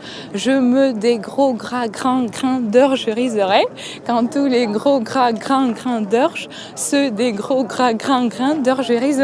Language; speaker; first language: French; non-native, fluent; Romanian